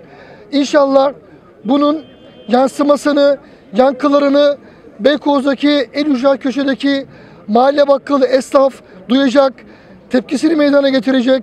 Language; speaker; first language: Turkish; native; Turkish